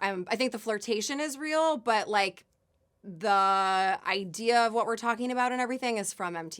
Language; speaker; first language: English; native; English